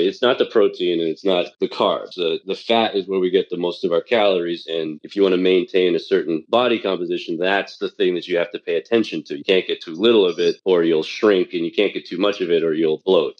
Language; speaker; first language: English; early bilingual, other home language; Chinese